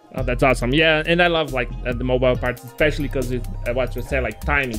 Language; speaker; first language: English; non-native, learner; Portuguese